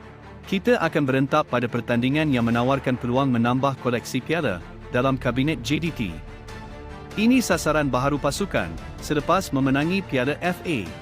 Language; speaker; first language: Malay; native; Malay